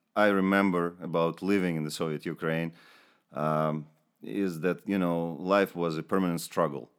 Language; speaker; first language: English; non-native, fluent; Russian